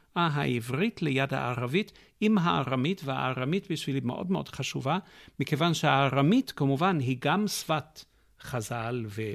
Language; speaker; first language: Hebrew; non-native, fluent; English